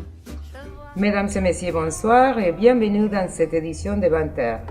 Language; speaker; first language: French; non-native, learner; Spanish